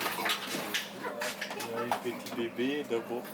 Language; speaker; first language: French; non-native, local second language; Malagasy